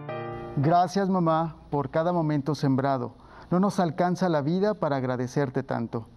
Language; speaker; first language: Spanish; native; Spanish